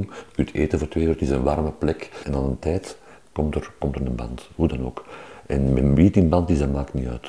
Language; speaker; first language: Dutch; native; Dutch